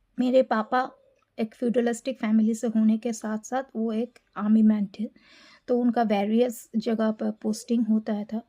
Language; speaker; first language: Hindi; non-native, local second language; Bangla